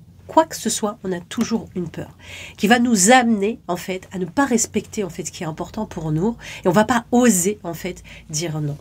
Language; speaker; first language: French; native; French